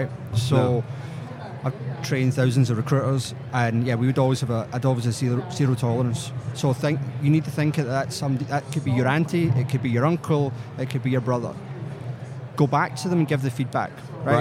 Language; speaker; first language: English; native; English